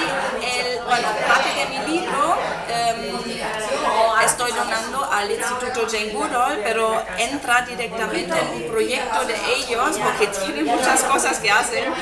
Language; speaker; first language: Spanish; non-native, fluent; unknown